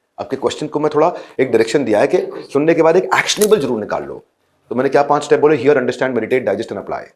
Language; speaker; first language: Hindi; native; Hindi